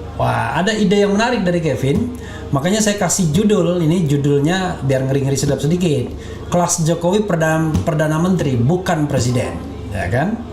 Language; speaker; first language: Indonesian; native; Indonesian